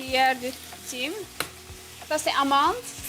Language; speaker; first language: French; non-native, learner; Turkish